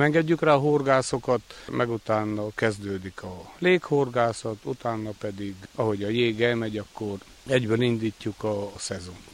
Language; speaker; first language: Hungarian; native; Hungarian